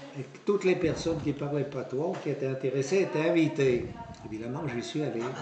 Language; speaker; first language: French; native; French